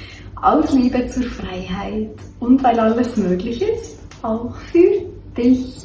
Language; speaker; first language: German; native; German